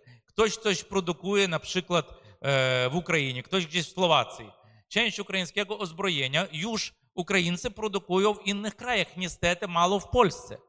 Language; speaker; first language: Polish; non-native, fluent; Ukrainian